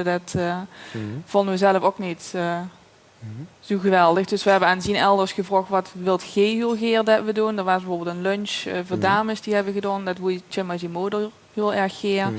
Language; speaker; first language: Dutch; native; Dutch